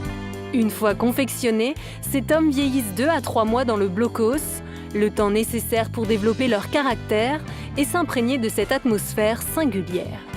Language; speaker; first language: French; native; French